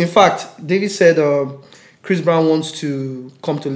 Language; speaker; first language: English; non-native, local second language; Yoruba